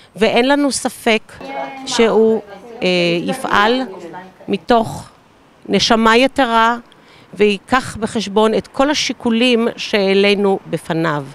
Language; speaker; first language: Hebrew; native; Hebrew